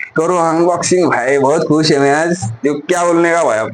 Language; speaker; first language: Hindi; non-native, local second language; Marathi